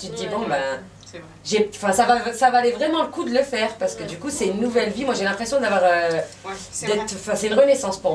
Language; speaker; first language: French; native; French